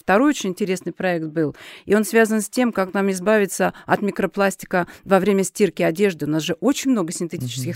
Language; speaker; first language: Russian; native; Russian